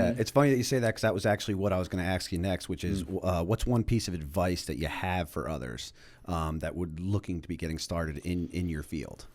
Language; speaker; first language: English; native; English